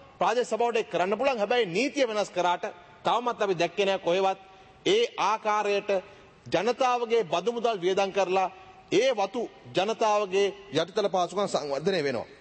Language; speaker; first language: Sinhala; native; Sinhala